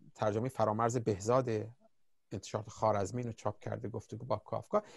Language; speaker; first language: Persian; native; Persian